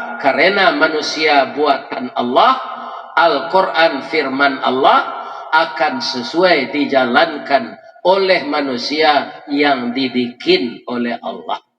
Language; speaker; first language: Malay; non-native, local second language; Minangkabau